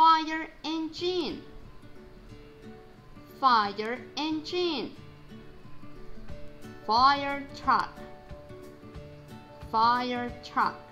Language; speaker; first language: English; non-native, fluent; Spanish